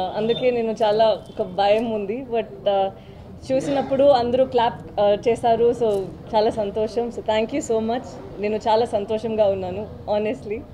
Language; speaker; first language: Telugu; non-native, learner; Tamil